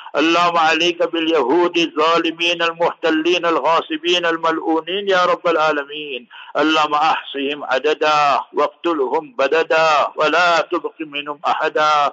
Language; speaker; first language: Arabic; non-native, fluent; English